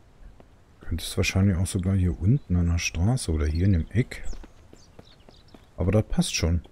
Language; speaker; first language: German; native; German